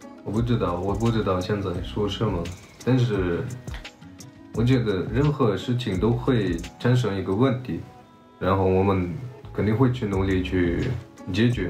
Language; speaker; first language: Chinese; early bilingual, heritage; Chinese